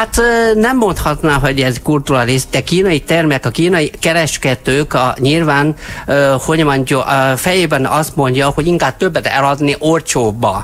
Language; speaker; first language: Hungarian; non-native, learner; Chinese